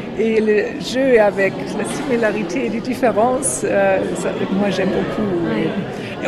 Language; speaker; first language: French; non-native, fluent; German